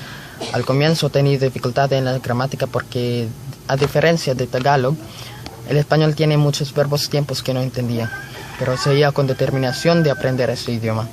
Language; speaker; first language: Spanish; non-native, learner; Filipino